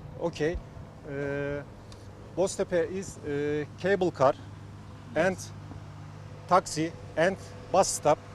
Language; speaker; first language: English; non-native, learner; Turkish